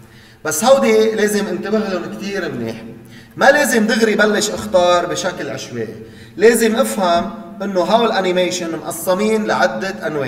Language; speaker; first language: Arabic; native; Arabic